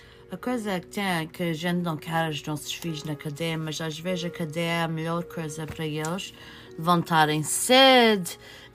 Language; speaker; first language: Portuguese; early bilingual, heritage; Portuguese